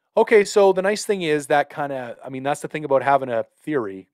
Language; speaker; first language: English; native; English